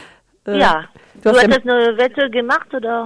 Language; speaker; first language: German; non-native, fluent; French